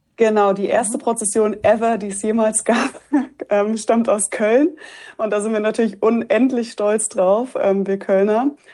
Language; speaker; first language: German; native; German